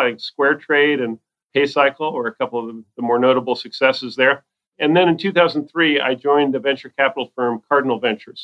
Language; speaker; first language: English; native; English